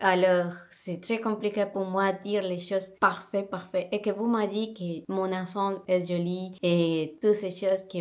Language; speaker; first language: French; non-native, learner; Spanish